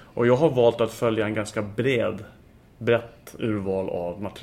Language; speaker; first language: Swedish; non-native, fluent; English